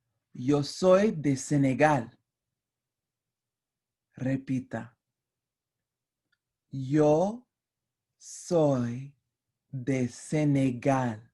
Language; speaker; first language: Spanish; non-native, fluent; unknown